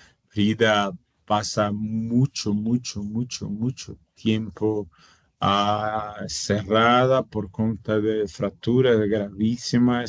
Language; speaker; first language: Spanish; non-native, fluent; Portuguese